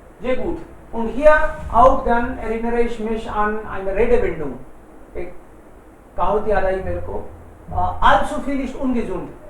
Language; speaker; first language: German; non-native, fluent; Hindi